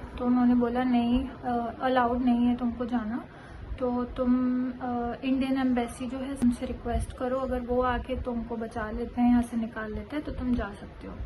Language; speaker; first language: Hindi; native; Hindi